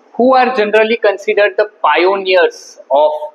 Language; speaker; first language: English; non-native, local second language; Gujarati